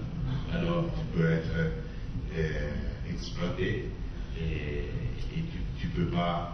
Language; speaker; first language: French; non-native, fluent; Italian